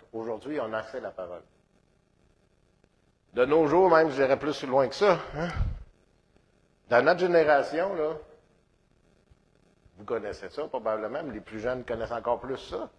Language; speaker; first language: French; native; French